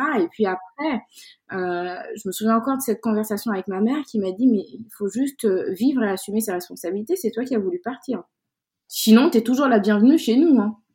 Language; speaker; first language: French; non-native, local second language; Wolof